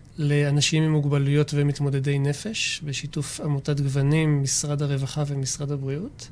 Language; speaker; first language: Hebrew; native; Hebrew